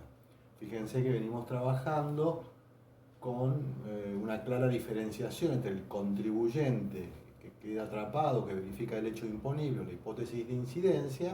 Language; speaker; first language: Spanish; native; Spanish